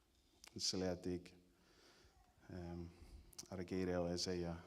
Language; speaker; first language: Welsh; native; Welsh